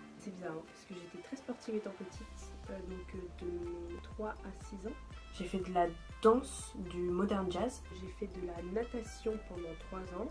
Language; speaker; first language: French; native; French